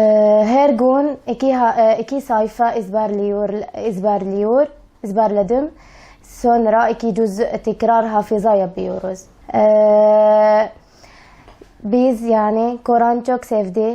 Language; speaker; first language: Turkish; early bilingual, other home language; Arabic